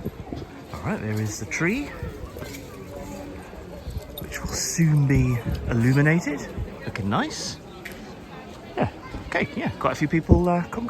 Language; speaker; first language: English; native; English